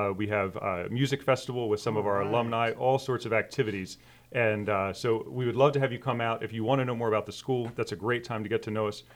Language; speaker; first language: English; native; English